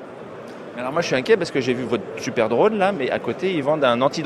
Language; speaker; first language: French; native; French